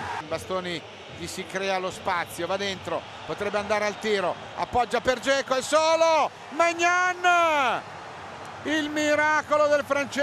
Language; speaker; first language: Italian; native; Italian